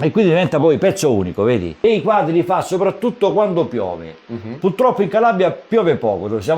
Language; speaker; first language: Italian; native; Italian